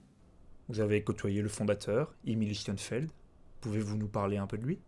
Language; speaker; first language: French; native; French